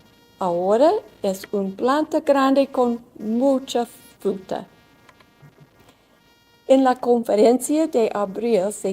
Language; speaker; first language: Spanish; non-native, learner; English